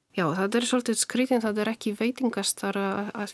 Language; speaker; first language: Icelandic; non-native, learner; Polish